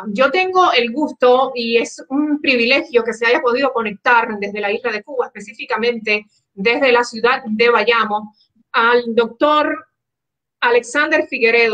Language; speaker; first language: Spanish; native; Spanish